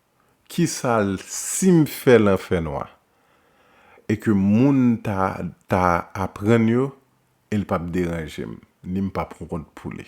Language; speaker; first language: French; non-native, local second language; Haitian Creole